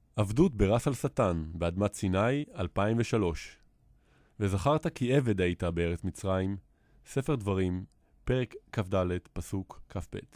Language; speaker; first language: Hebrew; native; Hebrew